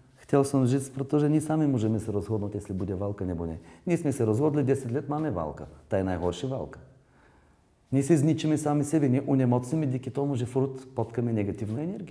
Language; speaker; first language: Czech; non-native, learner; Bulgarian